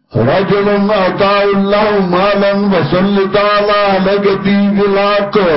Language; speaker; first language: Urdu; non-native, local second language; Pashto